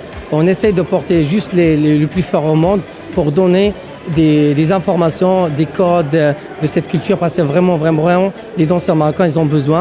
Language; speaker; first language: French; non-native, local second language; Arabic